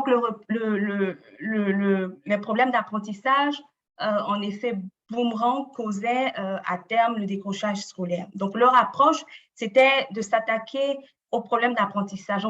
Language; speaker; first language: French; native; French